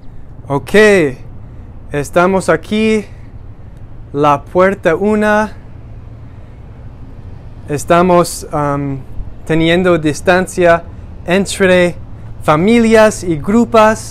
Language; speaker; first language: Spanish; non-native, learner; English